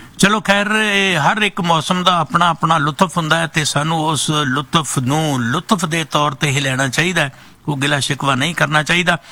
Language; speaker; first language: Punjabi; native; Punjabi